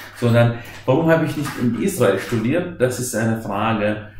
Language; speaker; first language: German; non-native, fluent; Arabic